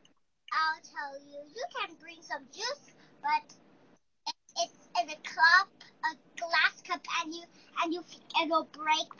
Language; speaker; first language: English; non-native, learner; Chinese